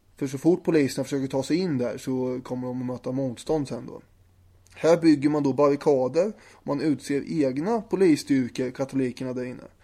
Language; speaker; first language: Swedish; native; Swedish